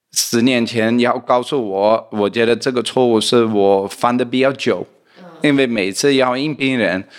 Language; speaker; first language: Chinese; non-native, fluent; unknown